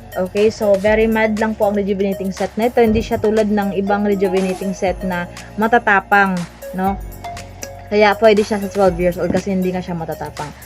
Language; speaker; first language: Filipino; non-native, local second language; Cebuano